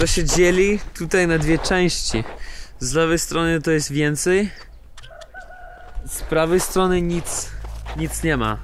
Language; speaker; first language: Polish; non-native, learner; Russian